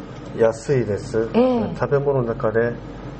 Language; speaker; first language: Japanese; non-native, learner; Korean